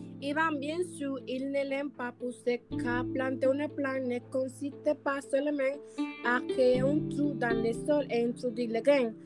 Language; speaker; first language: French; non-native, learner; Spanish